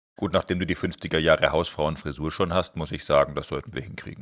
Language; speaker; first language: German; native; German